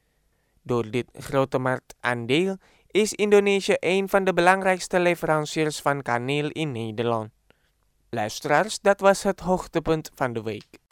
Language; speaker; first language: Dutch; non-native, fluent; Indonesian